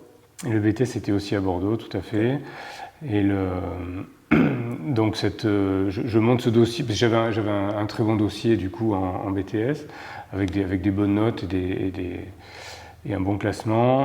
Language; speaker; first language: French; native; French